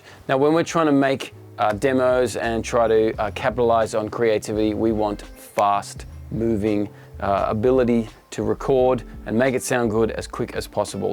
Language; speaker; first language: English; native; English